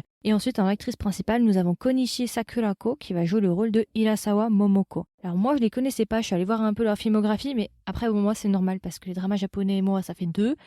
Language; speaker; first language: French; native; French